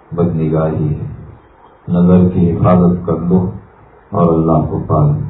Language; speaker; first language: Urdu; native; Urdu